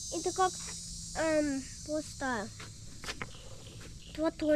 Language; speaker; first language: Russian; early bilingual, heritage; Russian